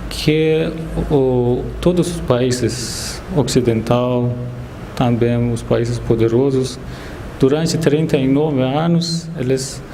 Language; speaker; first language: Portuguese; non-native, fluent; Persian